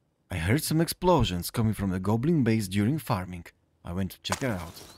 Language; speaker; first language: English; non-native, fluent; Slovak